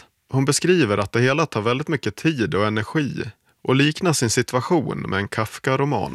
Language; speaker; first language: Swedish; native; Swedish